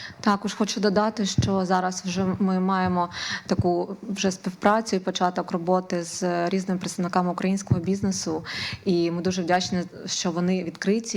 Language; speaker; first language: Ukrainian; native; Ukrainian